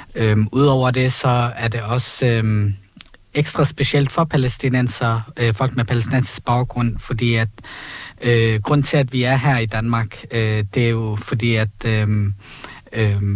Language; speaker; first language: Danish; early bilingual, other home language; Arabic